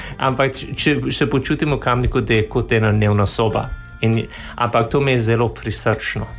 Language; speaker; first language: Slovenian; non-native, fluent; English